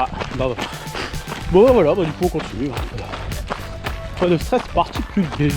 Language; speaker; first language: French; native; French